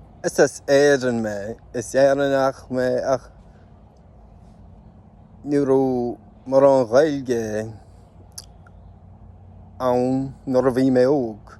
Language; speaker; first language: Irish; non-native, local second language; English